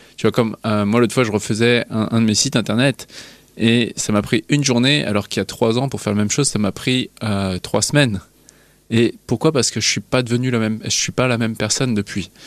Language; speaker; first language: French; native; French